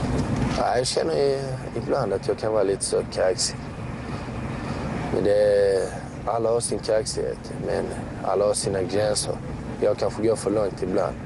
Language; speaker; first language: Swedish; early bilingual, other home language; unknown